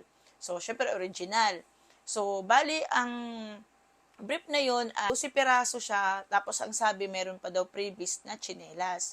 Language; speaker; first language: Filipino; native; Filipino